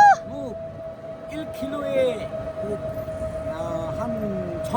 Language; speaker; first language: Korean; non-native, fluent; Nepali